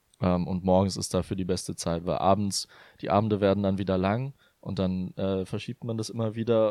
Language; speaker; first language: German; native; German